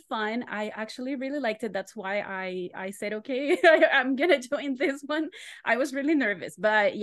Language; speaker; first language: English; non-native, fluent; Spanish